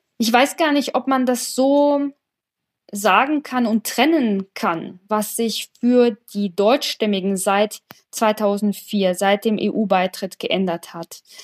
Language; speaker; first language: German; early bilingual, other home language; Polish